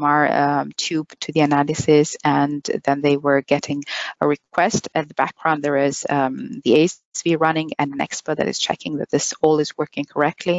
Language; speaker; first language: English; non-native, fluent; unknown